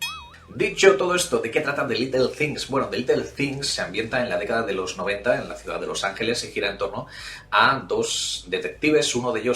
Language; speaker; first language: Spanish; native; Spanish